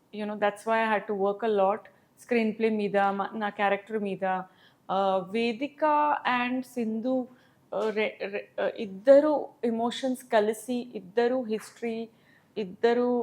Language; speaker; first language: Telugu; non-native, learner; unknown